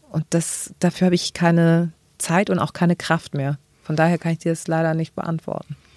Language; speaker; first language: German; early bilingual, other home language; Greek